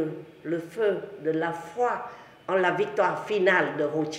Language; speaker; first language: French; non-native, local second language; Vietnamese